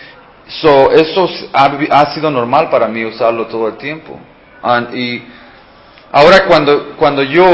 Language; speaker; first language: Spanish; early bilingual, heritage; Spanish